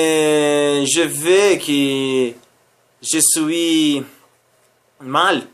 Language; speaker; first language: French; non-native, learner; Spanish